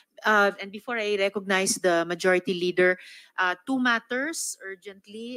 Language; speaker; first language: English; non-native, local second language; Filipino